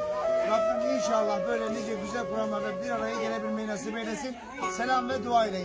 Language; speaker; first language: Turkish; native; Turkish